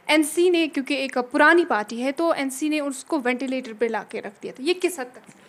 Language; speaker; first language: Hindi; non-native, local second language; Kashmiri